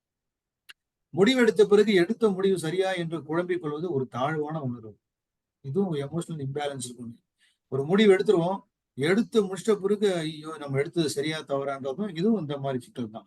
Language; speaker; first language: Tamil; native; Tamil